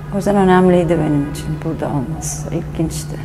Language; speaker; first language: Turkish; early bilingual, other home language; German